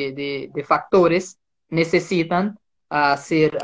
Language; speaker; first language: Spanish; non-native, fluent; Portuguese